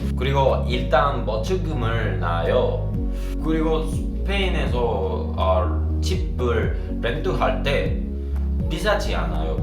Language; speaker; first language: Korean; non-native, learner; Spanish